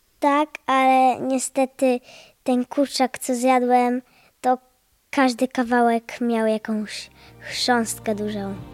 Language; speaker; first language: Polish; early bilingual, heritage; Polish